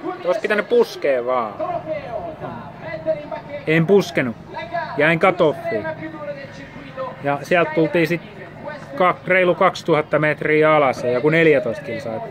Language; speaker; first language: Finnish; native; Finnish